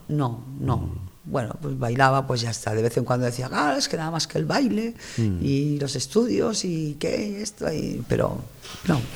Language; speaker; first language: Spanish; native; Spanish